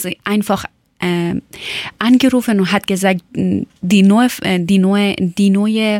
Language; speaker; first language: German; non-native, learner; Persian